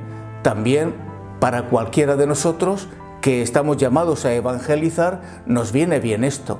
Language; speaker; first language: Spanish; native; Spanish